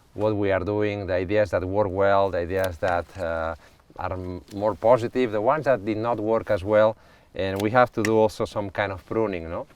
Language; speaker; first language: English; non-native, fluent; Catalan